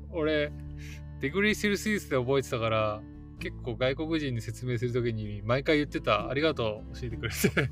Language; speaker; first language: Japanese; native; Japanese